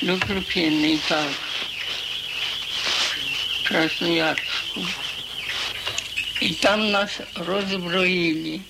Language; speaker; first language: Polish; early bilingual, heritage; Polish